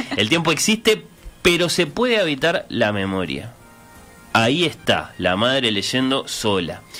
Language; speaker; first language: Spanish; native; Spanish